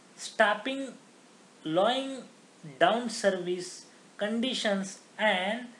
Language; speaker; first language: English; non-native, local second language; Marathi